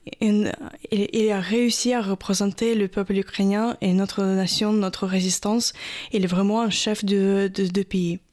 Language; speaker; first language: French; non-native, fluent; Russian